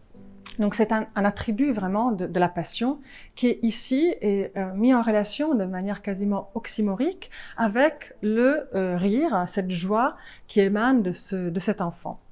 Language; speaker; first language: French; non-native, fluent; Italian